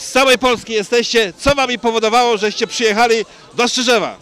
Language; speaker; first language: Polish; native; Polish